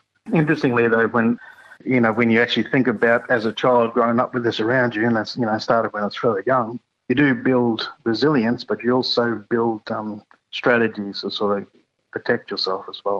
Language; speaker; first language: English; native; English